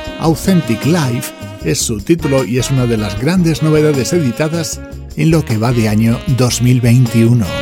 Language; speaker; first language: Spanish; native; Spanish